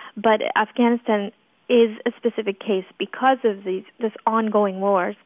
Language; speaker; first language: English; early bilingual, other home language; Persian